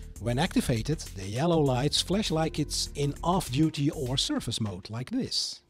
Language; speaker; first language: English; non-native, fluent; Dutch